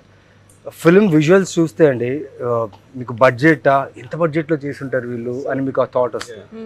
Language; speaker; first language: Telugu; native; Telugu